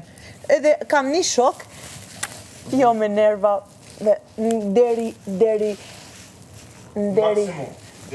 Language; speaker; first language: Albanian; non-native, learner; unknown